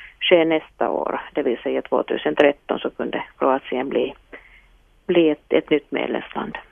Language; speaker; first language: Swedish; non-native, local second language; Finnish